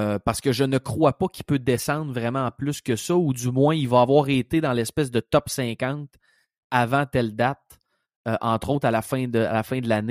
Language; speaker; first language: French; native; French